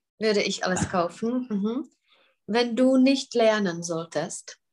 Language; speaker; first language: German; non-native, fluent; Czech